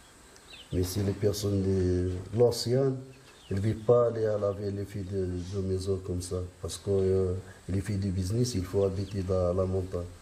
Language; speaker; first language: French; non-native, learner; Arabic